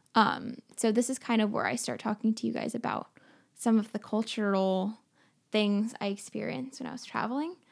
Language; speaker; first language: English; native; English